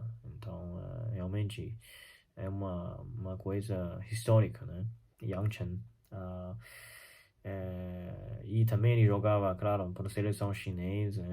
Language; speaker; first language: Portuguese; non-native, fluent; Chinese